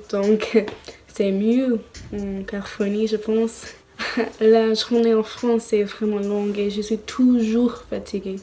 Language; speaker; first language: French; non-native, learner; English